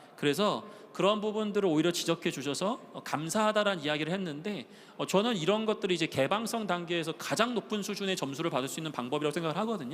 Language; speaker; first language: Korean; native; Korean